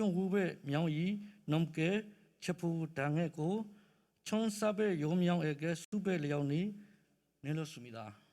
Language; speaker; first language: Korean; non-native, learner; Burmese